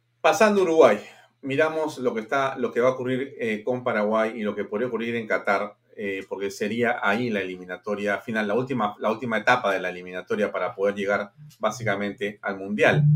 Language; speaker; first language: Spanish; native; Spanish